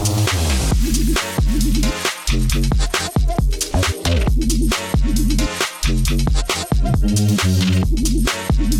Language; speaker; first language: English; native; English